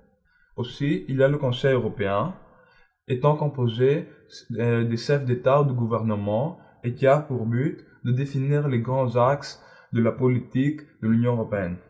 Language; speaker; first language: French; non-native, learner; Greek